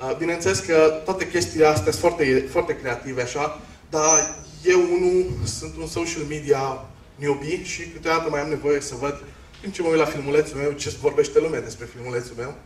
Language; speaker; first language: Romanian; non-native, local second language; Hungarian